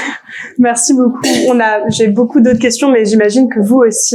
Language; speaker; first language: French; native; French